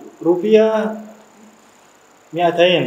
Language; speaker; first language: Arabic; non-native, learner; Indonesian